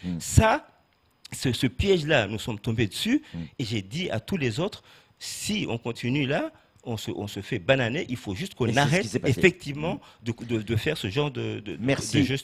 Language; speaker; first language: French; native; French